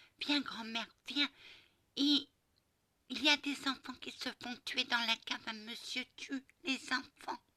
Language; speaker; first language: French; early bilingual, other home language; Portuguese